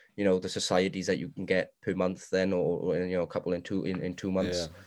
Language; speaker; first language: English; native; English